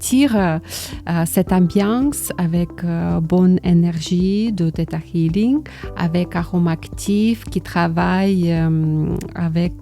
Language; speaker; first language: French; non-native, learner; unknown